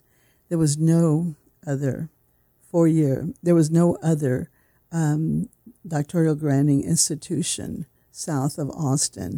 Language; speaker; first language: English; native; English